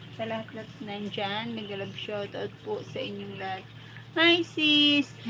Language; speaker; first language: Filipino; non-native, local second language; Bikol